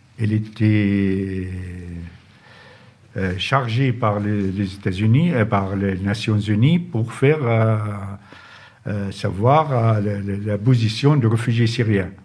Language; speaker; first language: French; non-native, fluent; Arabic